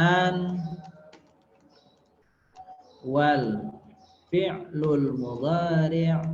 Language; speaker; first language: Arabic; non-native, fluent; Indonesian